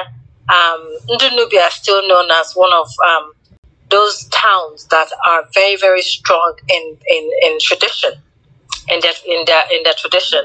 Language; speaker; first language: English; non-native, local second language; Igbo